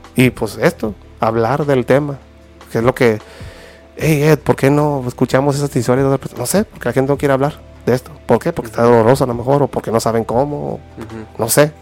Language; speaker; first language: Spanish; native; Spanish